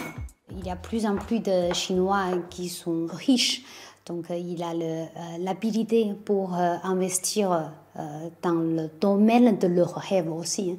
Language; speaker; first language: French; non-native, fluent; Chinese